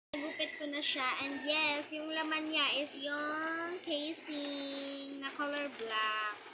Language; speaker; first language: Filipino; non-native, local second language; Cebuano